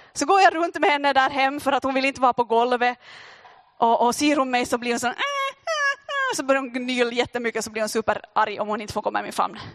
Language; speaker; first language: Swedish; native; Swedish